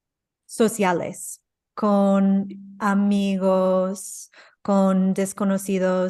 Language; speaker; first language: Spanish; non-native, fluent; English